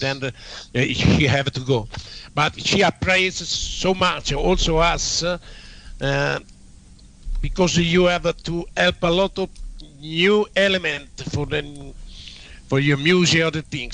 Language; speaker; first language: English; non-native, learner; Italian